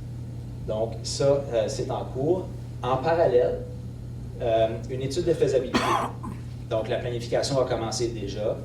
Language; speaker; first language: French; native; French